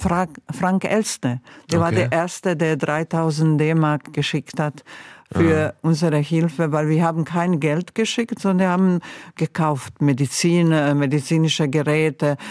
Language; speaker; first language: German; non-native, fluent; Croatian